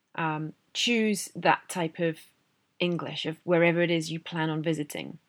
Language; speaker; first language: English; native; English